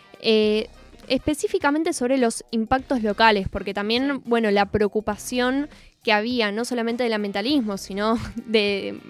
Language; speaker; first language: Spanish; native; Spanish